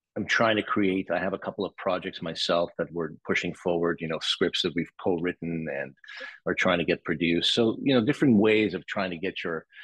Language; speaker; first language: English; native; English